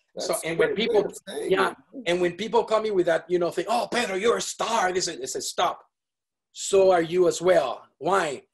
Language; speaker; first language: English; non-native, fluent; Spanish